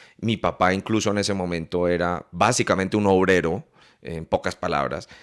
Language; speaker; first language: Spanish; early bilingual, heritage; English